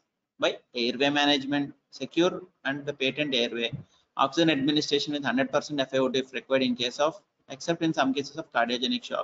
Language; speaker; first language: English; non-native, local second language; Telugu